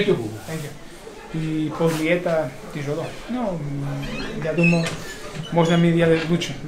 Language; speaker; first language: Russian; non-native, learner; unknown